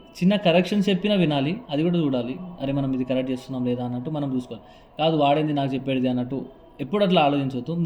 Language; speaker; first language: Telugu; non-native, local second language; Urdu